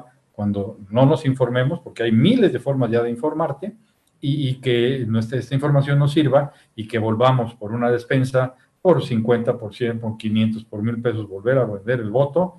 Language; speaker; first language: Spanish; native; Spanish